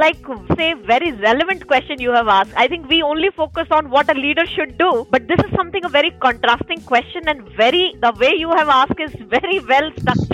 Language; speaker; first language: English; non-native, local second language; Hindi